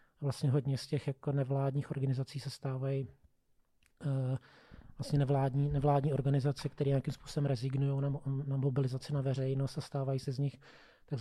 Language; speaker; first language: Czech; native; Czech